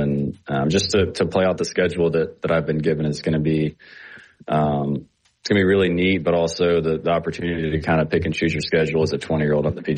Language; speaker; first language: English; native; English